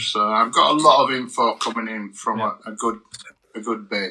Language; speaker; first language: English; native; English